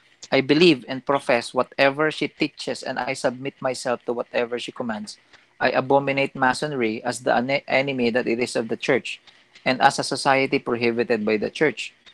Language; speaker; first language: English; non-native, local second language; Filipino